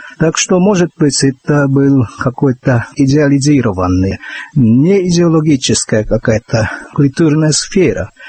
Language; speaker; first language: Russian; non-native, fluent; Japanese